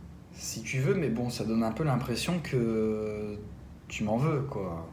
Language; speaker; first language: French; native; French